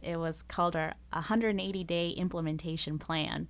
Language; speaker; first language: English; early bilingual, other home language; Spanish